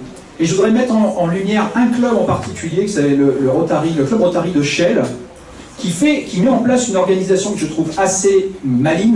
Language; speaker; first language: French; native; French